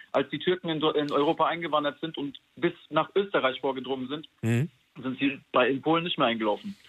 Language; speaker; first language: German; non-native, fluent; Polish